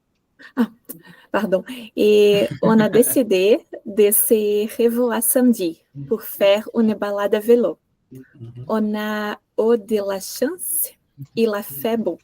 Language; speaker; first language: French; non-native, learner; Portuguese